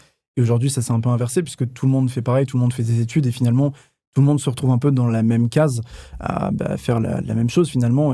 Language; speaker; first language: French; native; French